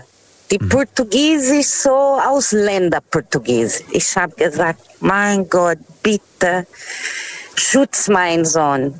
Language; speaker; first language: German; non-native, fluent; Portuguese